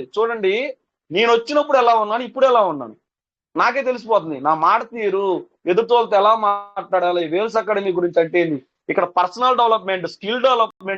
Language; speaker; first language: Telugu; native; Telugu